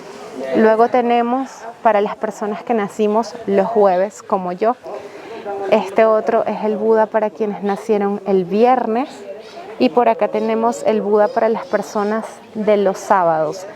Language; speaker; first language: Spanish; native; Spanish